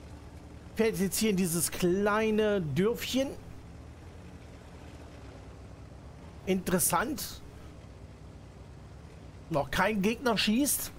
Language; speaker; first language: German; native; German